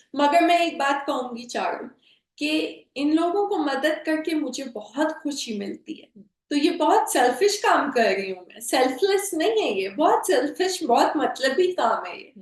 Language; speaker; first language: Urdu; native; Urdu